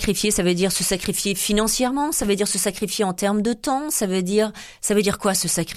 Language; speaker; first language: French; native; French